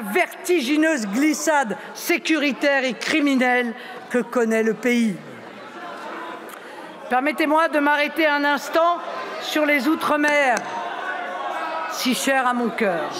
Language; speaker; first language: French; native; French